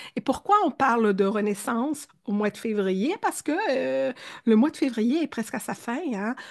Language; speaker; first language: French; early bilingual, other home language; Spanish